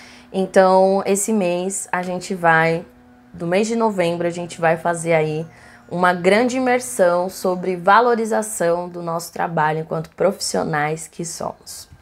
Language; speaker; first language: Portuguese; native; Portuguese